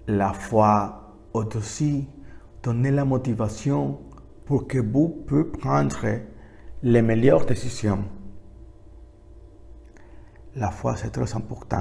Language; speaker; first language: French; non-native, learner; Spanish